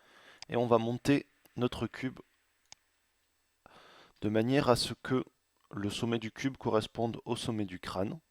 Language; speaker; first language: French; native; French